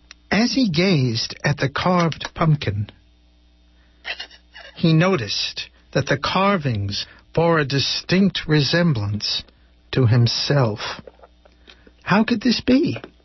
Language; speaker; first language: English; native; English